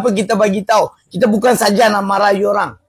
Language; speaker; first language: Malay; non-native, local second language; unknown